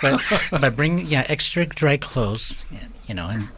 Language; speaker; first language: English; native; English